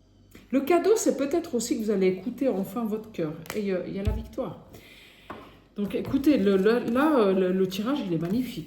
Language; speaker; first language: French; native; French